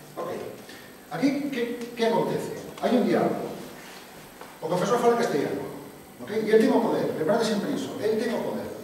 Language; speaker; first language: Galician; non-native, local second language; Spanish